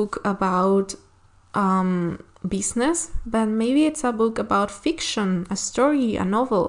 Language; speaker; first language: English; non-native, fluent; Spanish